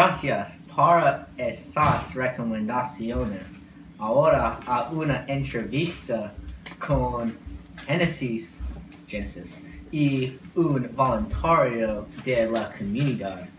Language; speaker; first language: Spanish; non-native, learner; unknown